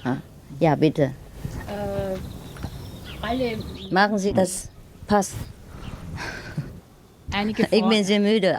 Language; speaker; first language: German; non-native, fluent; Vietnamese